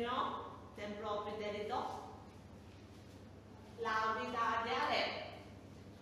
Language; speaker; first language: Spanish; non-native, learner; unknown